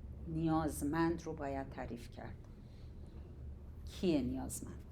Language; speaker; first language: Persian; native; Persian